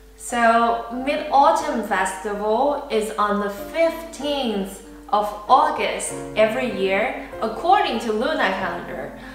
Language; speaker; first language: English; non-native, fluent; Chinese